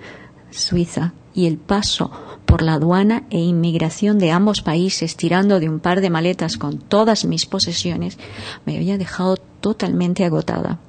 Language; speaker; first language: Spanish; native; Spanish